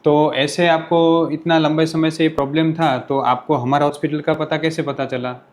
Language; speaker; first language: Hindi; non-native, local second language; Gujarati